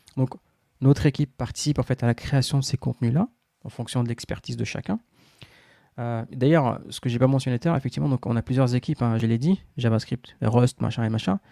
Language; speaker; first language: French; non-native, local second language; Arabic